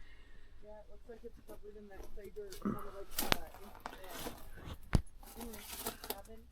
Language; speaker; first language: English; native; English